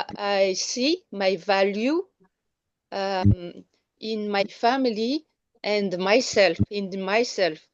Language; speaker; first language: English; non-native, learner; Malagasy